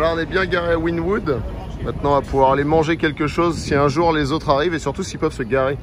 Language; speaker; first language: French; native; French